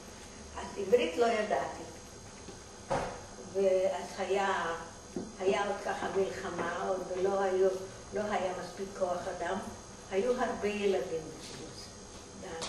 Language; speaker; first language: Hebrew; non-native, fluent; German